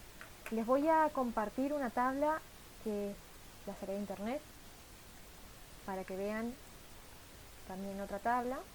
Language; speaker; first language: Spanish; native; Spanish